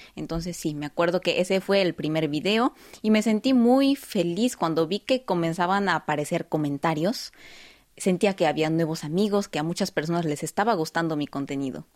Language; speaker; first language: Spanish; early bilingual, heritage; Spanish